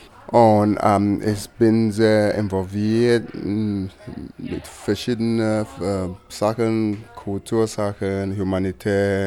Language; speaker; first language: German; non-native, fluent; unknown